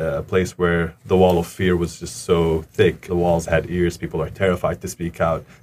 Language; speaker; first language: English; early bilingual, other home language; Arabic